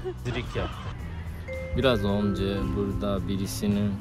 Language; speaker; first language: Turkish; non-native, learner; Japanese